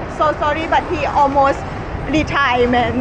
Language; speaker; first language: English; non-native, learner; Thai